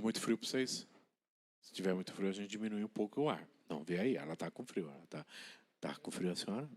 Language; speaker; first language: Portuguese; native; Portuguese